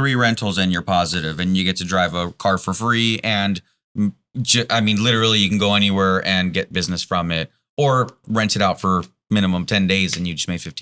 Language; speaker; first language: English; native; English